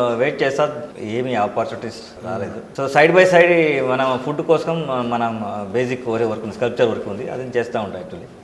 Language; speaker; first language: Telugu; non-native, learner; Kannada